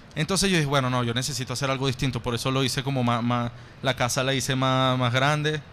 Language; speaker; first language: Spanish; native; Spanish